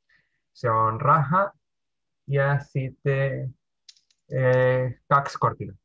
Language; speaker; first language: Finnish; non-native, learner; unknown